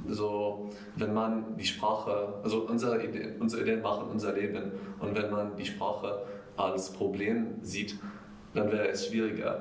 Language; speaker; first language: German; non-native, fluent; Arabic